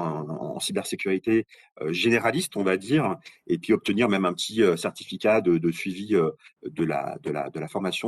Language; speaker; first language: French; native; French